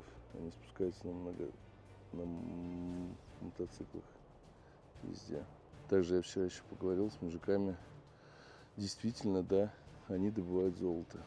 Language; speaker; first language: Russian; native; Russian